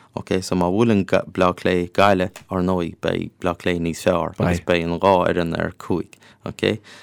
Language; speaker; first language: Irish; native; Irish